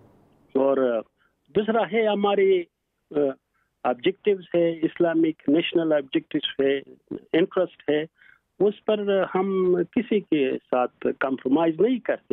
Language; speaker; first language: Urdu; non-native, fluent; Pashto